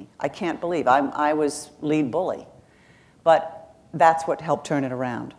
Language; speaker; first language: English; native; English